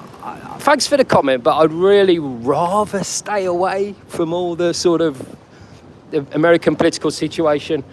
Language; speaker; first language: English; native; English